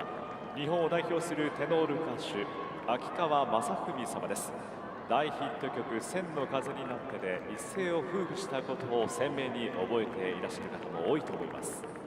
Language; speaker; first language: Japanese; native; Japanese